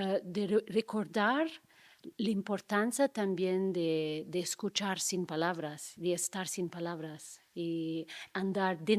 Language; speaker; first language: Spanish; non-native, fluent; Italian